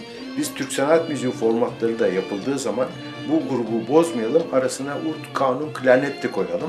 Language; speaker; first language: Turkish; native; Turkish